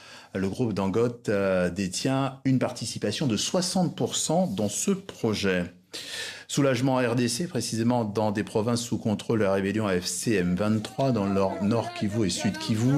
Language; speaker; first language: French; native; French